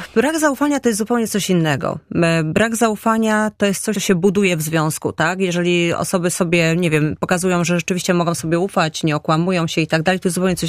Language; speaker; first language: Polish; native; Polish